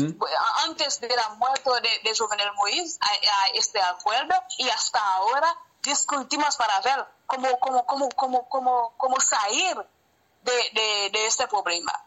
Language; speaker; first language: Spanish; non-native, learner; Haitian Creole